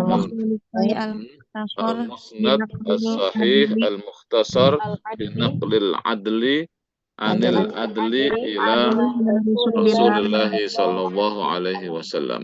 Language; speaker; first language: Arabic; non-native, fluent; Indonesian